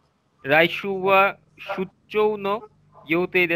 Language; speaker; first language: Japanese; non-native, learner; Bangla